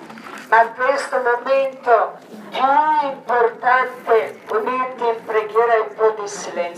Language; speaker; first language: Italian; non-native, learner; Croatian